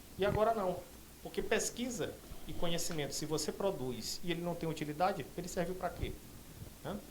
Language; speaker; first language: Portuguese; native; Portuguese